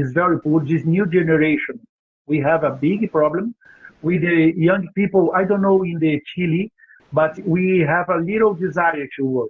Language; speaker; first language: English; non-native, learner; Portuguese